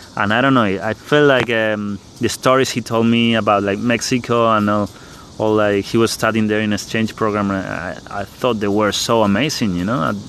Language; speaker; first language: English; non-native, fluent; Spanish